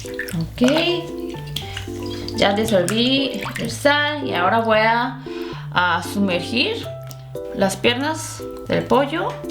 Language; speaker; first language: Spanish; non-native, fluent; Korean